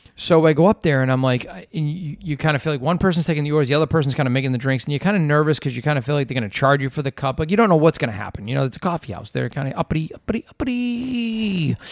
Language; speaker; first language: English; native; English